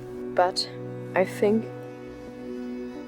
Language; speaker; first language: English; non-native, learner; German